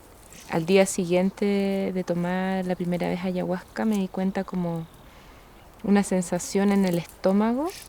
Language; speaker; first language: Spanish; native; Spanish